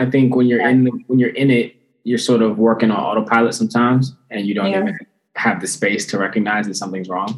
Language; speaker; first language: English; native; English